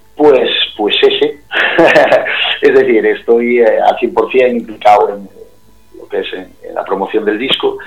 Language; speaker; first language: Spanish; native; Spanish